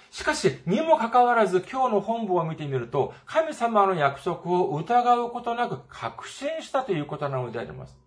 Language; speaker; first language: Japanese; non-native, fluent; Korean